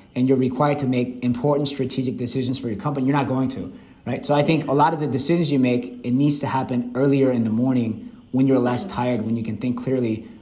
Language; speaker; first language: English; early bilingual, other home language; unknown